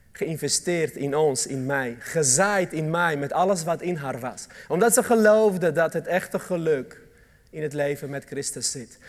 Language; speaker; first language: Dutch; early bilingual, other home language; Armenian